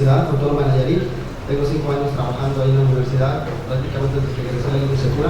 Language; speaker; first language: Spanish; native; Spanish